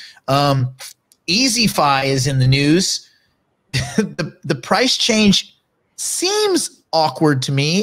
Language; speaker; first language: English; native; English